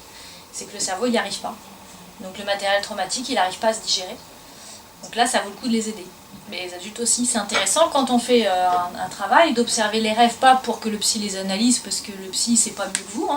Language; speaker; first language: French; native; French